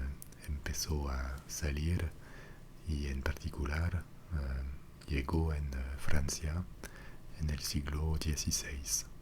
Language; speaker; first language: Spanish; non-native, fluent; French